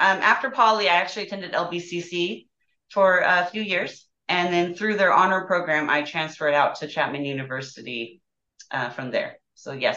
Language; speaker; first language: English; native; English